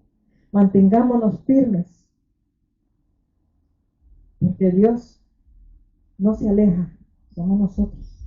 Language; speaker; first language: Spanish; native; Spanish